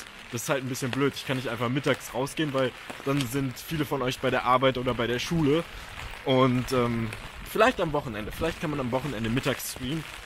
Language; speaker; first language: German; native; German